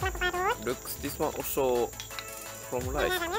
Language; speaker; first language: English; non-native, learner; Japanese